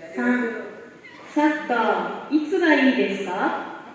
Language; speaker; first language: Japanese; non-native, learner; Indonesian